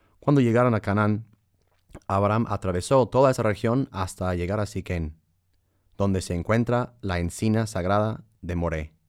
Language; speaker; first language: Spanish; early bilingual, heritage; Spanish